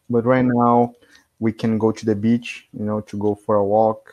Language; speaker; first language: English; non-native, fluent; Portuguese